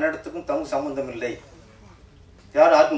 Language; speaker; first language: Tamil; native; Tamil